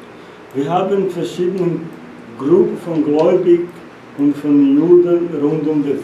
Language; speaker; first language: German; non-native, learner; Portuguese